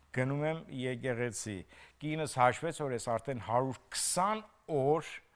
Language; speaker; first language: Armenian; native; Armenian